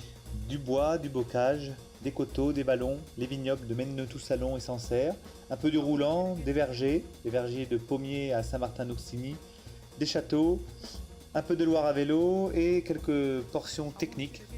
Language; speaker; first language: French; native; French